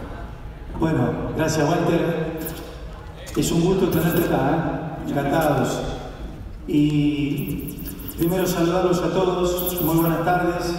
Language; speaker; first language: Spanish; native; Spanish